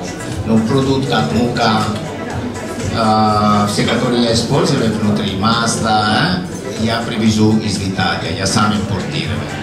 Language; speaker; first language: Russian; non-native, learner; Italian